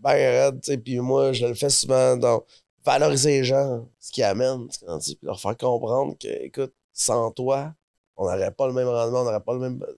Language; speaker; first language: French; native; French